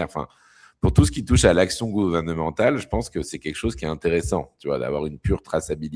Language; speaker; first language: French; native; French